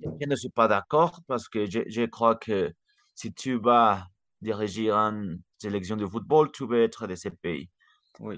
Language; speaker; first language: French; non-native, learner; Spanish